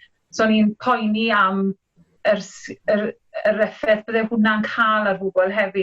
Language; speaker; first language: Welsh; native; Welsh